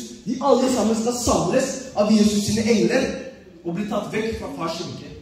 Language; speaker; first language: Norwegian; early bilingual, other home language; Oromo